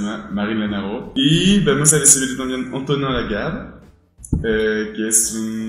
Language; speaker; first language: Spanish; non-native, fluent; French